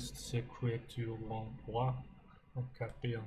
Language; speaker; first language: French; non-native, learner; English